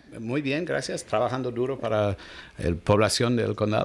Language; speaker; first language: Spanish; non-native, learner; English